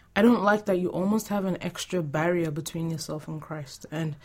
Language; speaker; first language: English; non-native, local second language; Yoruba